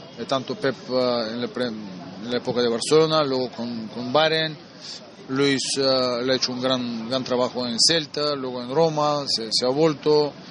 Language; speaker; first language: Spanish; non-native, fluent; Bulgarian